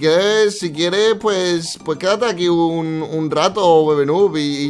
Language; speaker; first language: Spanish; native; Spanish